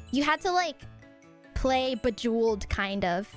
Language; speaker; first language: English; native; English